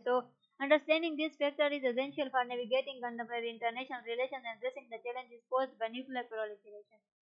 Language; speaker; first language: English; non-native, local second language; Urdu